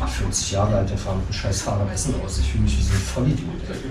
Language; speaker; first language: German; native; German